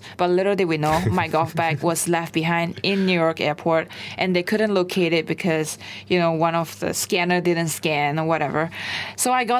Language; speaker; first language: English; non-native, local second language; Chinese